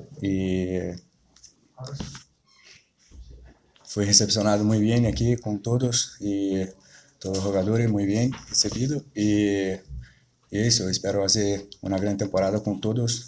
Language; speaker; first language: Spanish; non-native, learner; Portuguese